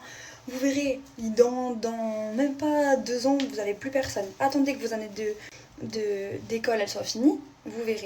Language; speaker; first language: French; native; French